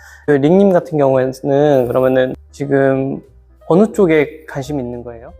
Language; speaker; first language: Korean; native; Korean